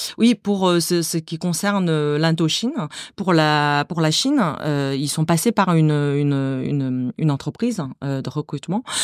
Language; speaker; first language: French; non-native, fluent; Chinese